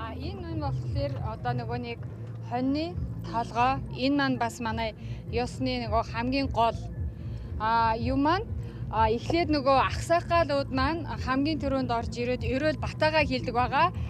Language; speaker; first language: Mongolian; non-native, local second language; Kazakh